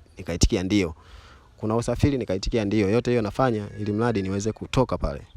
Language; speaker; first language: Swahili; native; Swahili